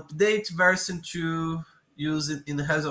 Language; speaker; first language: English; non-native, learner; Portuguese